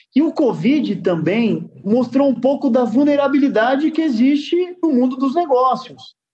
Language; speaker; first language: Portuguese; native; Portuguese